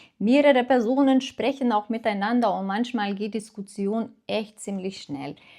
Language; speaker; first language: German; non-native, fluent; Lithuanian